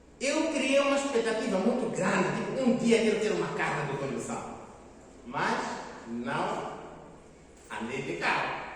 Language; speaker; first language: Portuguese; non-native, local second language; Tsonga